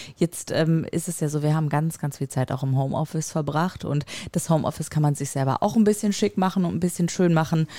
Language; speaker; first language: German; native; German